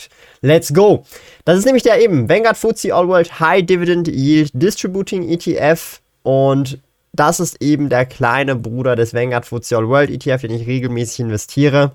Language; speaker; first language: German; native; German